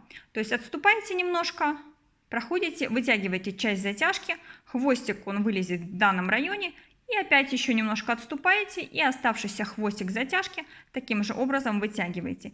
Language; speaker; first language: Russian; native; Russian